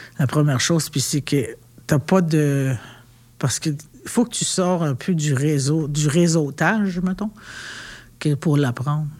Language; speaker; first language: French; non-native, local second language; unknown